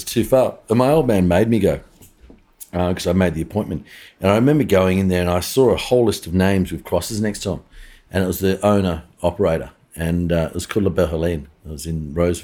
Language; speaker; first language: English; native; English